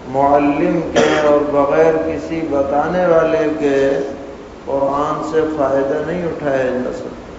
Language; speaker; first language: Urdu; native; Urdu